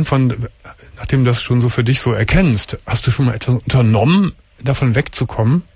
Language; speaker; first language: German; native; German